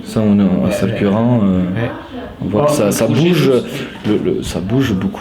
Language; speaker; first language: French; native; French